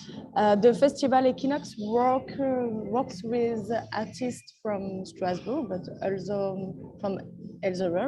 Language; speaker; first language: English; non-native, learner; French